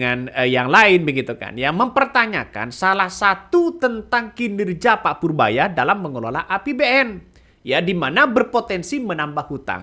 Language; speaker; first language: Indonesian; native; Indonesian